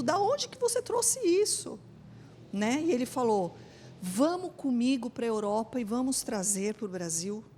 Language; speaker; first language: Portuguese; native; Portuguese